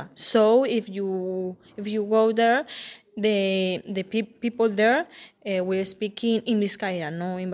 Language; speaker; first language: English; non-native, fluent; Basque